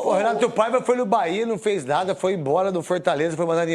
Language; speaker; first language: Portuguese; native; Portuguese